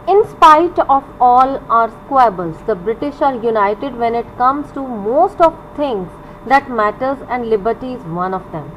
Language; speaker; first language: English; non-native, local second language; Punjabi